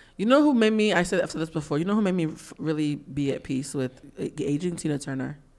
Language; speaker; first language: English; native; English